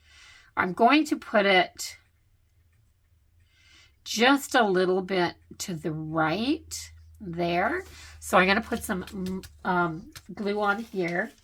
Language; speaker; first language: English; native; English